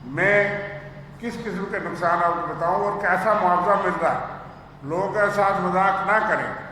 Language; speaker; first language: Urdu; non-native, local second language; Dogri